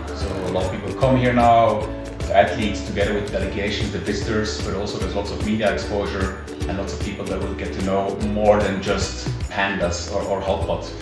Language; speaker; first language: English; non-native, fluent; Dutch